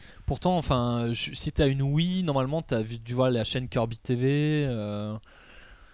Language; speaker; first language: French; native; French